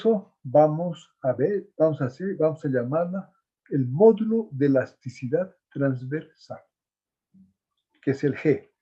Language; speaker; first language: Spanish; native; Spanish